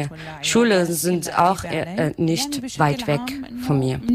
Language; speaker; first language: German; non-native, learner; Arabic